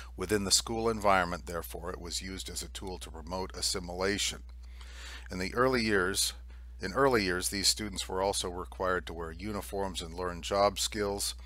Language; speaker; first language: English; native; English